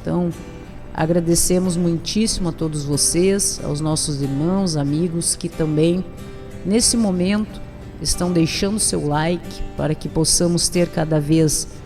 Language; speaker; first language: Portuguese; native; Portuguese